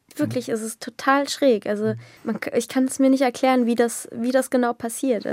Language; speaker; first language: German; native; German